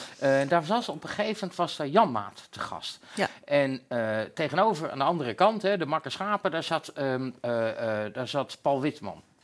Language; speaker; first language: Dutch; native; Dutch